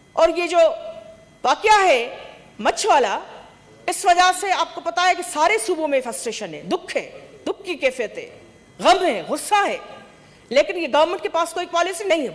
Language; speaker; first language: Urdu; non-native, local second language; Sindhi